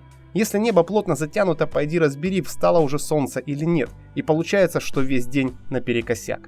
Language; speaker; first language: Russian; native; Russian